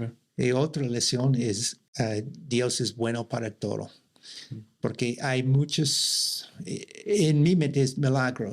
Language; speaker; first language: Spanish; non-native, learner; English